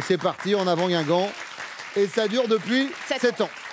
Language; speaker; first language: French; native; French